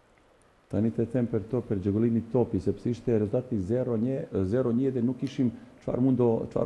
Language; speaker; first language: Albanian; non-native, learner; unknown